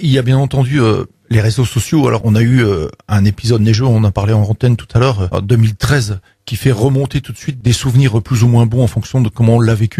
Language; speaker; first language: French; native; French